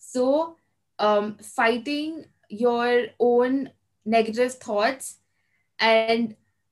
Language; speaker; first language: English; non-native, local second language; Hindi